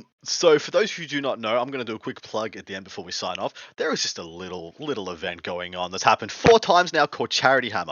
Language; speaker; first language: English; native; English